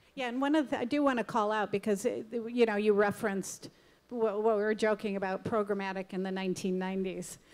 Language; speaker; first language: English; native; English